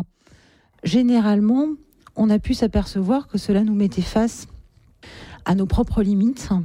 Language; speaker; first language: French; native; French